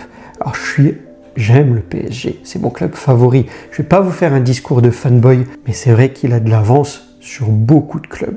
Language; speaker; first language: French; native; French